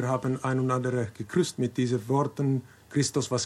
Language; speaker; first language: German; non-native, learner; Finnish